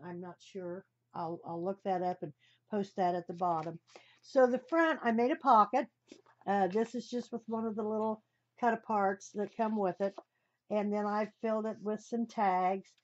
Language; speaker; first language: English; native; English